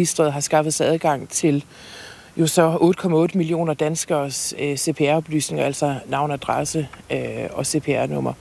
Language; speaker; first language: Danish; native; Danish